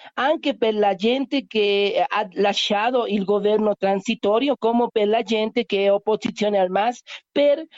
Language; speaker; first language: Italian; non-native, learner; Spanish